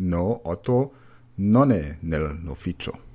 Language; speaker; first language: Italian; non-native, learner; German